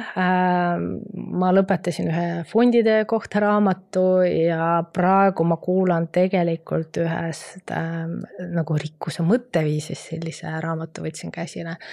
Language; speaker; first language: Estonian; non-native, local second language; Russian